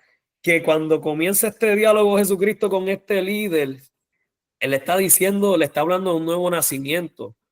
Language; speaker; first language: Spanish; native; Spanish